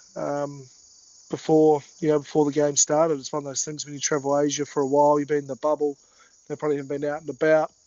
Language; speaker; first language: English; native; English